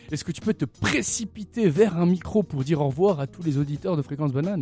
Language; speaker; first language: French; native; French